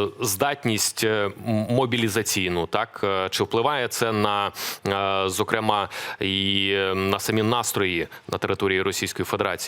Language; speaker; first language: Ukrainian; native; Ukrainian